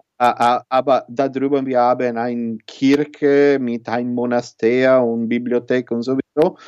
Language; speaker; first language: German; non-native, learner; Italian